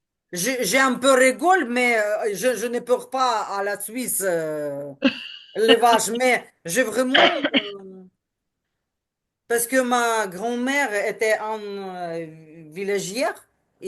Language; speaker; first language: French; non-native, learner; Ukrainian